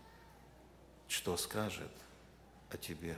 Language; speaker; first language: Russian; non-native, local second language; Ukrainian